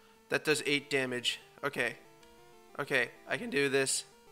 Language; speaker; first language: English; native; English